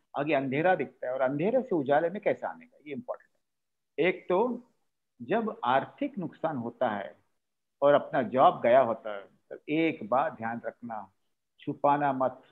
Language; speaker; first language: Hindi; non-native, local second language; Marathi